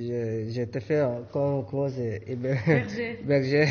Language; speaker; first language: French; non-native, learner; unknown